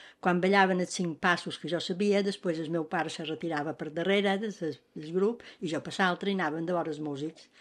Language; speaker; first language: Catalan; native; Catalan